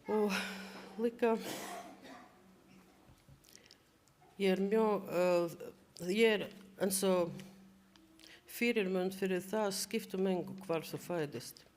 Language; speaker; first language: Icelandic; non-native, learner; Latvian